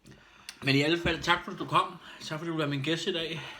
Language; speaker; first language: Danish; native; Danish